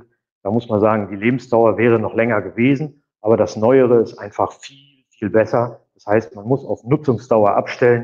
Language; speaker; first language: German; native; German